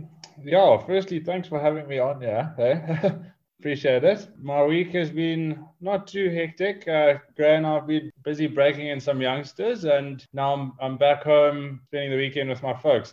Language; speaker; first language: English; native; English